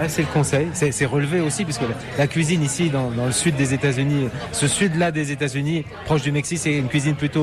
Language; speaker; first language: French; native; French